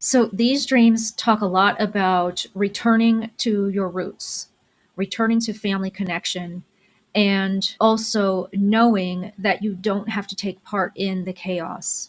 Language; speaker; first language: English; native; English